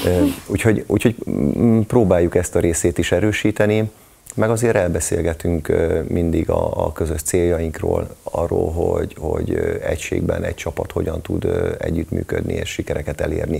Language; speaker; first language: Hungarian; native; Hungarian